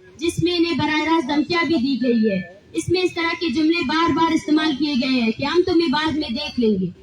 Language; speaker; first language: Urdu; non-native, local second language; Baluchi